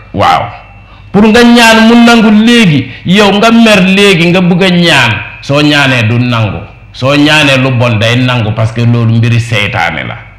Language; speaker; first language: Wolof; non-native, local second language; Jola-Fonyi